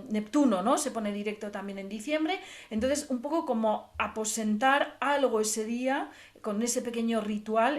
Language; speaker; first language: Spanish; native; Spanish